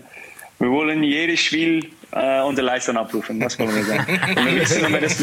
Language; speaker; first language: German; non-native, fluent; English